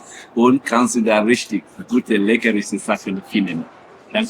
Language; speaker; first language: German; non-native, learner; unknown